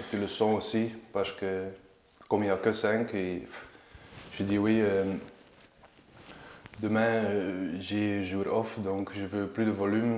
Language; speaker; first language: French; non-native, learner; Dutch